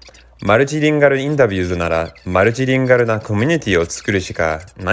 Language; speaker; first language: Japanese; non-native, learner; English